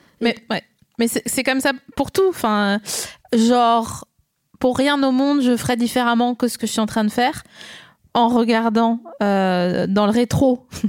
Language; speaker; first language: French; native; French